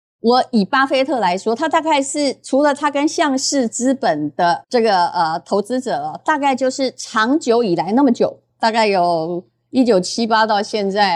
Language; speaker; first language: Chinese; native; Chinese